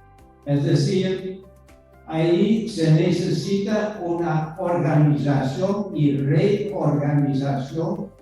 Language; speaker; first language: Spanish; non-native, fluent; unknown